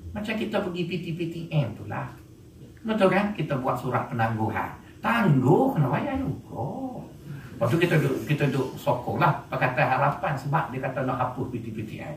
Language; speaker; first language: Malay; native; Malay